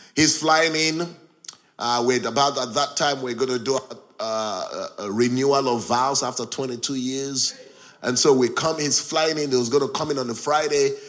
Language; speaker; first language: English; non-native, local second language; Yoruba